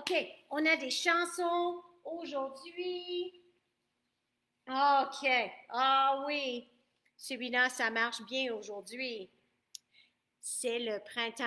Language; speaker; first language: French; non-native, fluent; English